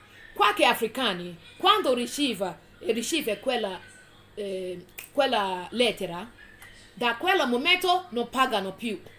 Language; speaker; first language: Italian; non-native, fluent; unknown